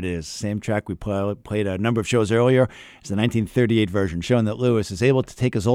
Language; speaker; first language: English; native; English